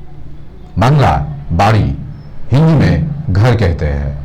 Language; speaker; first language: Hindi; non-native, local second language; Bangla